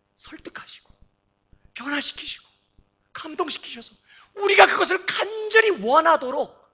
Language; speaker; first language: Korean; native; Korean